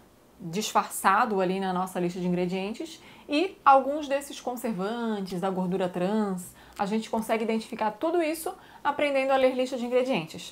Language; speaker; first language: Portuguese; native; Portuguese